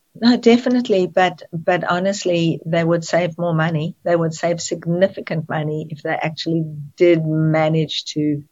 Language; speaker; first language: English; native; English